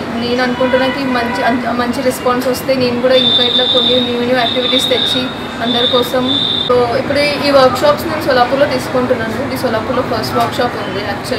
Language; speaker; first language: Telugu; early bilingual, heritage; Telugu